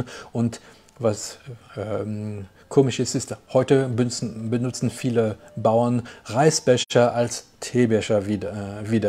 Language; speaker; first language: German; non-native, fluent; French